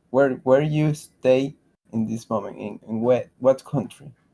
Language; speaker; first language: English; non-native, learner; Spanish